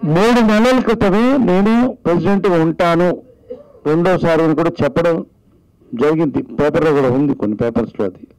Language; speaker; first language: Telugu; native; Telugu